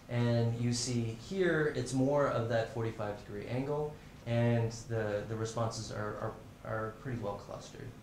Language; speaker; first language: English; native; English